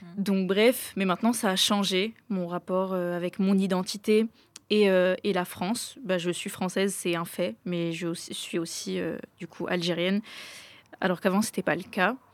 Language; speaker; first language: French; native; French